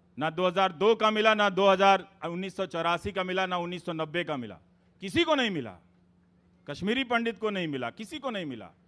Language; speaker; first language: Hindi; native; Hindi